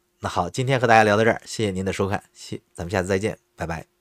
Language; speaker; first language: Chinese; native; Chinese